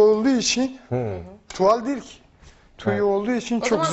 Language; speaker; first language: Turkish; non-native, fluent; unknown